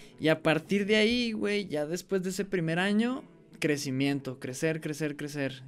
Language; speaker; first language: Spanish; native; Spanish